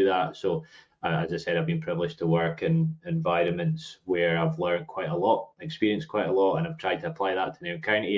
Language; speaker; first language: English; native; English